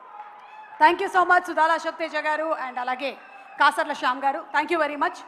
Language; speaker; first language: Telugu; native; Telugu